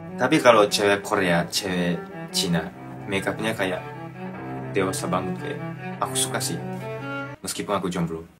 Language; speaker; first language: Indonesian; non-native, fluent; Japanese